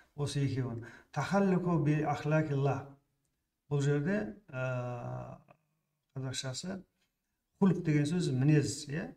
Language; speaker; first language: Kazakh; native; Kazakh